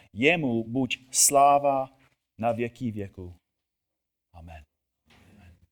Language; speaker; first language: Czech; non-native, fluent; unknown